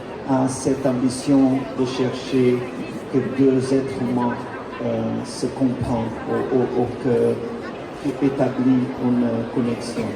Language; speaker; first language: French; non-native, fluent; Portuguese